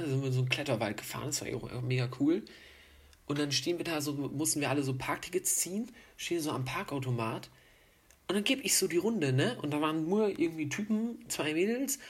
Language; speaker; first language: German; native; German